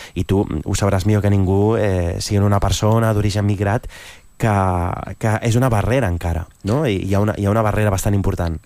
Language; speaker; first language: Catalan; native; Catalan